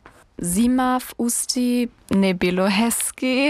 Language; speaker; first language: Czech; non-native, learner; German